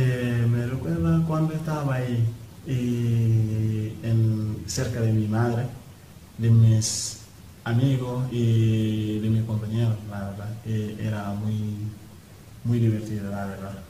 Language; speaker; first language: Spanish; non-native, learner; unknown